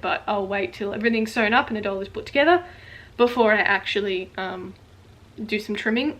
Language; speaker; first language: English; native; English